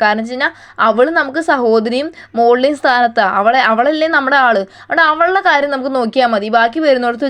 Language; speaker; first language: Malayalam; native; Malayalam